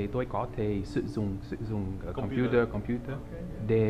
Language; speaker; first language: Vietnamese; non-native, learner; English